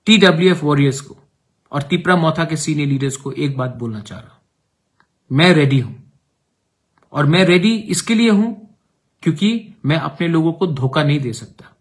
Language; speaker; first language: Hindi; non-native, local second language; Kok Borok